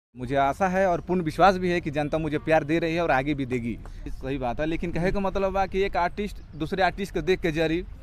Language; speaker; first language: Hindi; non-native, local second language; Bhojpuri